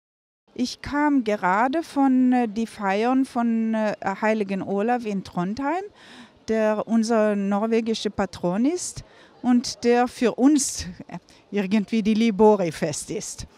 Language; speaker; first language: German; non-native, fluent; Norwegian